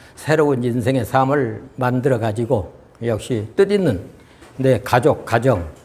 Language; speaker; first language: Korean; native; Korean